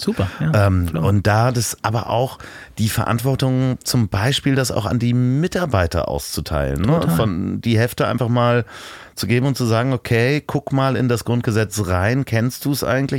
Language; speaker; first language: German; native; German